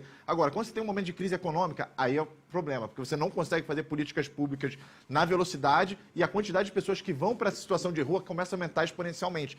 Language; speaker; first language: Portuguese; native; Portuguese